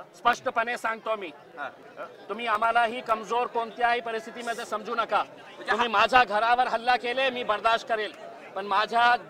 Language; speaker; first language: Marathi; non-native, local second language; Urdu